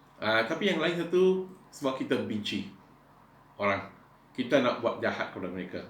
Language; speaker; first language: Malay; non-native, local second language; Iban